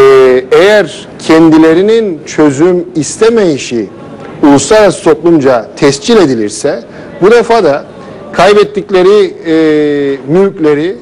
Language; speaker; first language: Turkish; native; Turkish